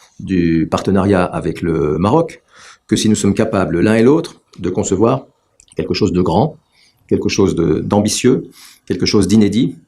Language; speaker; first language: French; native; French